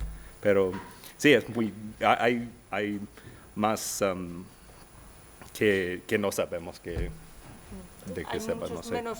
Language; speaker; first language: Spanish; non-native, learner; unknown